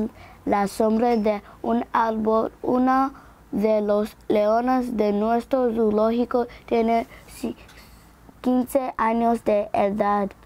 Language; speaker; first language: Spanish; non-native, learner; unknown